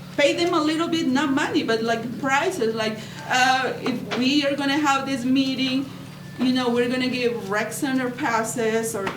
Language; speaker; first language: English; non-native, fluent; Spanish